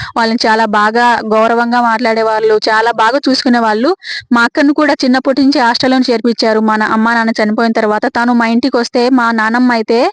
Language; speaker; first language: Telugu; native; Telugu